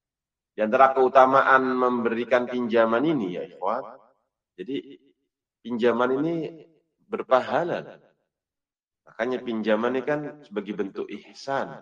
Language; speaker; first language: Indonesian; native; Indonesian